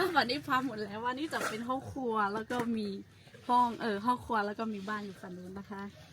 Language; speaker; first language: Thai; non-native, local second language; Lahu